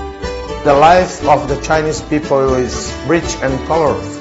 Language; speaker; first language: English; non-native, fluent; Portuguese